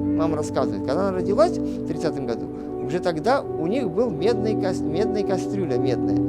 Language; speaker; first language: Russian; non-native, local second language; Crimean Tatar